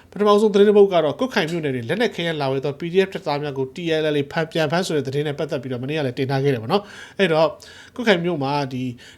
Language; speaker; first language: Burmese; native; Burmese